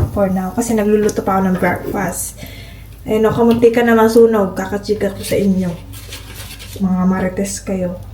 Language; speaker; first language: Filipino; native; Filipino